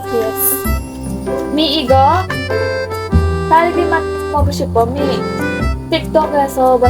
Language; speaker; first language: Korean; non-native, learner; Filipino